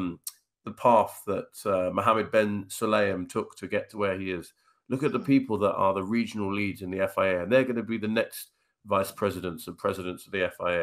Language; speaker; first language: English; native; English